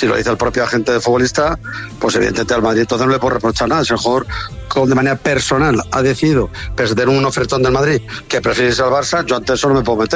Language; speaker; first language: Spanish; native; Spanish